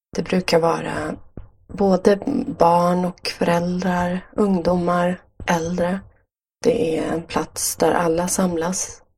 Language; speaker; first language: Swedish; native; Swedish